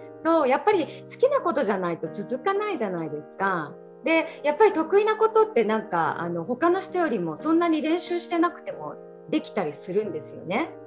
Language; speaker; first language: Japanese; native; Japanese